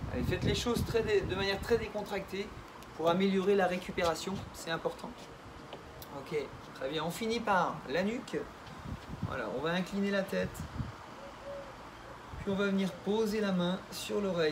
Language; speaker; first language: French; native; French